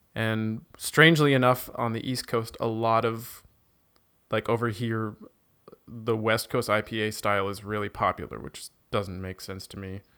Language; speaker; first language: English; native; English